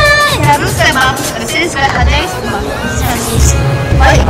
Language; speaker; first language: Russian; non-native, learner; Korean